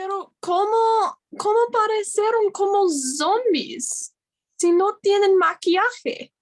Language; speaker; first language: Spanish; non-native, learner; English